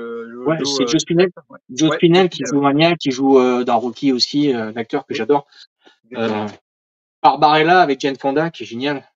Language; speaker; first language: French; native; French